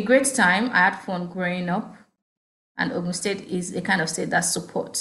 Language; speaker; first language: English; non-native, local second language; Yoruba